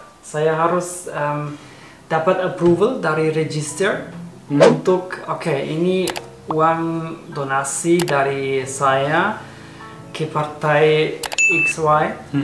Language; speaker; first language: Indonesian; non-native, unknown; German